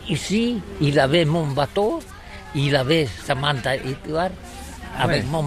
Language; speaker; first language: French; non-native, learner; Catalan